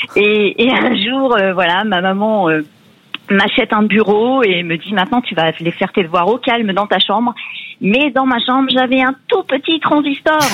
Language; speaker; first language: French; native; French